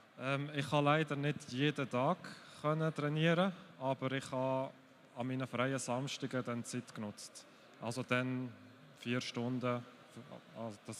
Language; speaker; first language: German; native; German